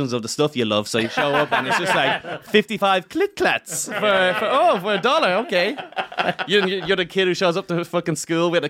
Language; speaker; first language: English; native; English